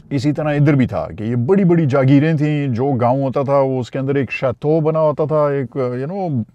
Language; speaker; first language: Urdu; non-native, local second language; Pashto